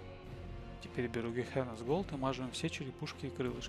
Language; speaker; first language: Russian; native; Russian